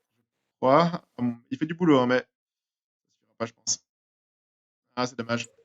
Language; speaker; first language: French; native; French